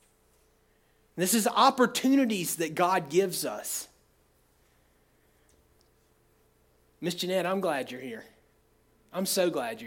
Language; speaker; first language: English; native; English